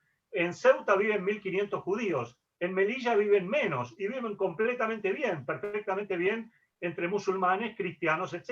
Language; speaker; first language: Spanish; native; Spanish